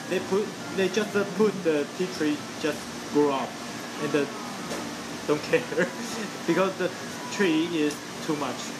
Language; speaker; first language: English; non-native, learner; Chinese